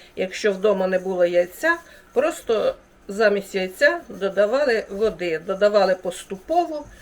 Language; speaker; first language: Ukrainian; native; Ukrainian